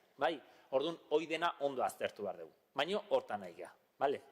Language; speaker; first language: Basque; native; Basque